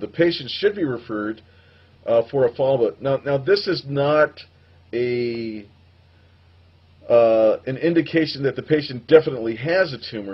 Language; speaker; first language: English; native; English